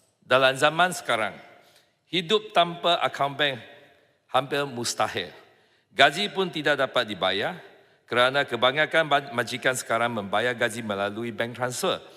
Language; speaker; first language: Malay; non-native, local second language; Chinese